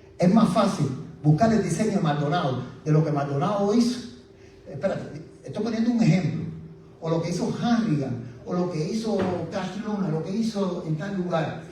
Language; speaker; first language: Spanish; native; Spanish